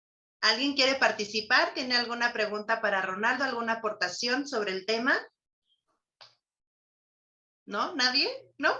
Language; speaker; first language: Spanish; native; Spanish